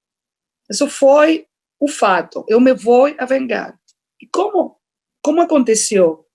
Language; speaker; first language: Portuguese; non-native, fluent; Spanish